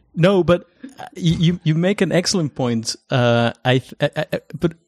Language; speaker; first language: English; non-native, fluent; Spanish